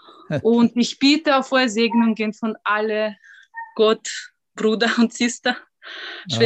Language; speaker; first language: German; non-native, learner; Russian